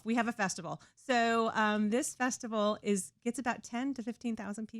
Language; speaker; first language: English; native; English